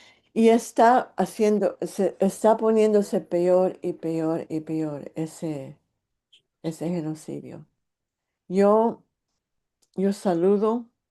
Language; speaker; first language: Spanish; early bilingual, heritage; English